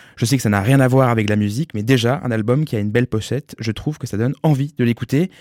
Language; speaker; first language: French; native; French